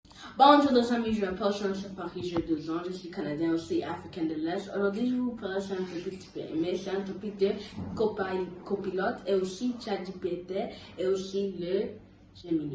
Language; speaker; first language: French; early bilingual, heritage; French